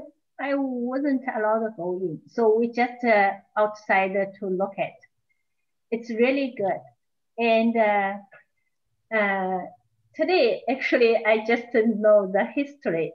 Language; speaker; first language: English; non-native, learner; Chinese